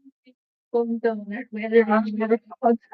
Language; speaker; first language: English; non-native, learner; Chinese